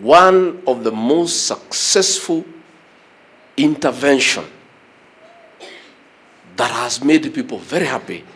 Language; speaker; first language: English; non-native, local second language; Kikuyu